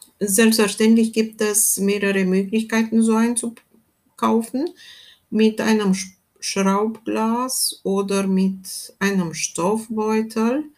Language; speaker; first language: German; non-native, fluent; Romanian